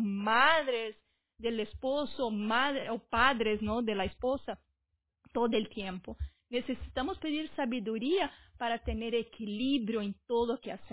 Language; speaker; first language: Spanish; non-native, fluent; Portuguese